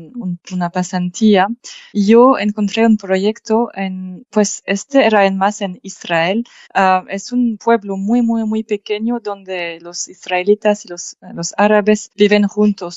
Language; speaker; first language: Spanish; non-native, fluent; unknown